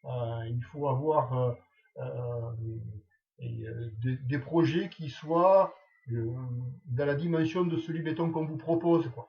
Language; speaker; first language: French; native; French